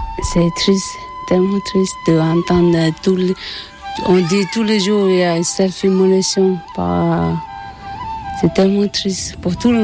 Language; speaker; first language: French; non-native, learner; Tibetan